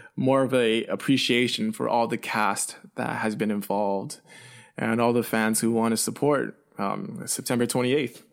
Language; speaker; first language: English; early bilingual, other home language; Chinese